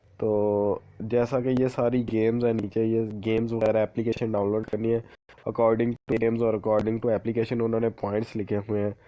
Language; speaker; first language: Urdu; non-native, local second language; Punjabi